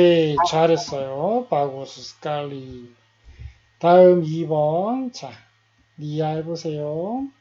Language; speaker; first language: Korean; native; Korean